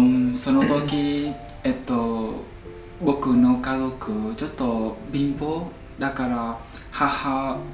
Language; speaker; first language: Japanese; non-native, learner; Vietnamese